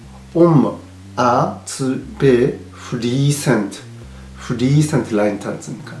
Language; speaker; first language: German; non-native, learner; Japanese